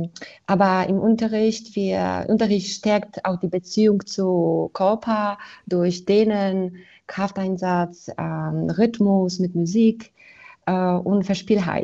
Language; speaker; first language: German; non-native, fluent; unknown